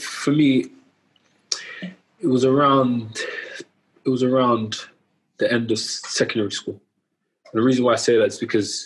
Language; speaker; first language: English; native; English